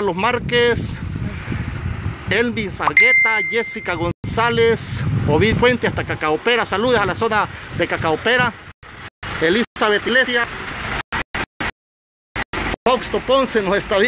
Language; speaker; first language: Spanish; native; Spanish